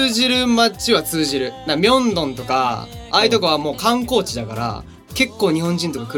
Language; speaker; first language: Japanese; native; Japanese